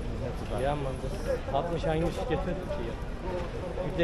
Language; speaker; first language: German; non-native, learner; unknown